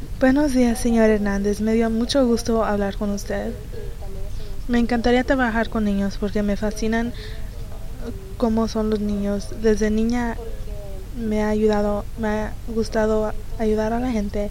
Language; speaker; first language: Spanish; early bilingual, heritage; Spanish